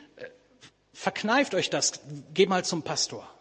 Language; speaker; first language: German; native; German